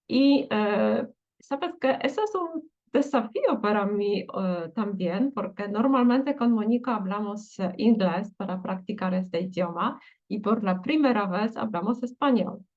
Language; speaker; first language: Spanish; non-native, fluent; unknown